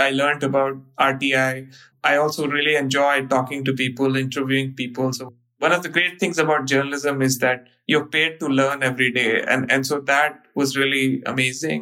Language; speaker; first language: English; non-native, local second language; Hindi